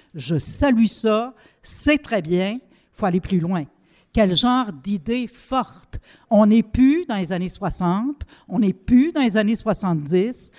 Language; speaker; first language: French; native; French